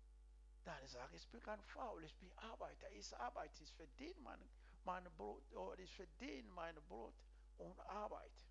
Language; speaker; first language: German; non-native, learner; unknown